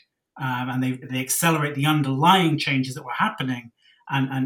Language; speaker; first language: English; native; English